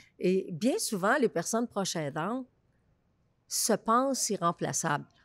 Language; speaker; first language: French; native; French